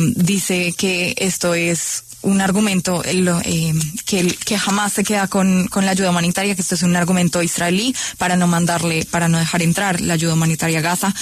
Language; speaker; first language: Spanish; native; Spanish